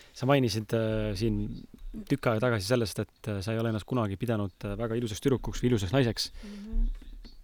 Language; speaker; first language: Estonian; native; Estonian